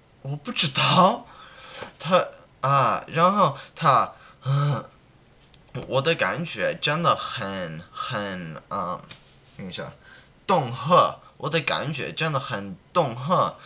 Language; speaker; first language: Chinese; non-native, learner; English